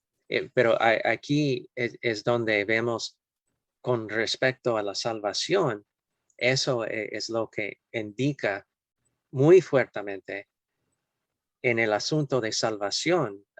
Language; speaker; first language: Spanish; non-native, fluent; English